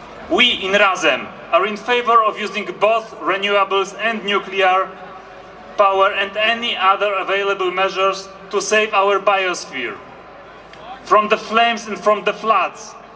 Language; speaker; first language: English; non-native, fluent; Polish